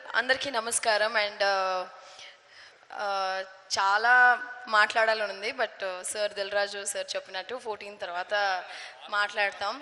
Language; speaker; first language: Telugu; non-native, fluent; Tamil